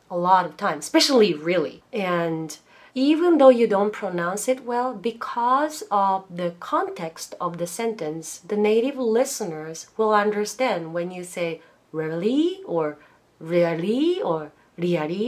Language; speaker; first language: English; non-native, fluent; Japanese